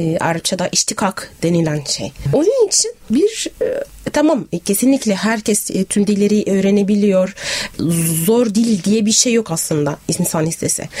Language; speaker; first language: Turkish; non-native, fluent; Arabic